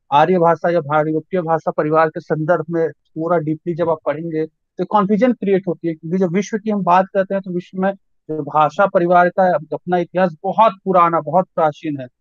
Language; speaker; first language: Hindi; native; Hindi